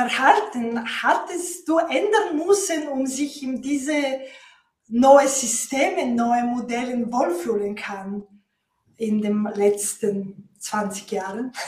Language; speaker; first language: German; non-native, fluent; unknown